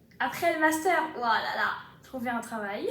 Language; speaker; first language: French; native; French